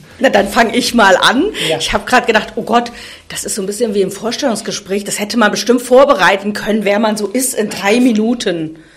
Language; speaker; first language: German; native; German